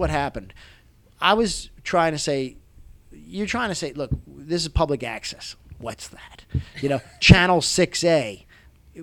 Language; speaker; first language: English; native; English